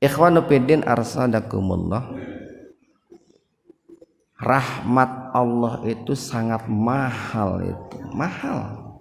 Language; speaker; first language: Indonesian; native; Indonesian